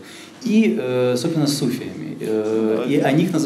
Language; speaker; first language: Russian; native; Russian